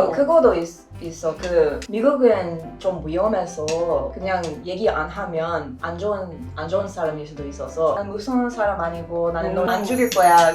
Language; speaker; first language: Korean; non-native, fluent; English